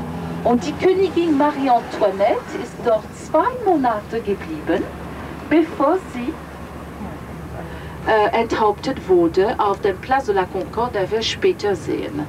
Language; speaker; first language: German; non-native, fluent; French